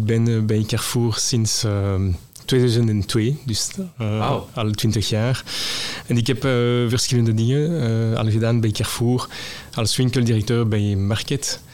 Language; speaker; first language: Dutch; non-native, local second language; French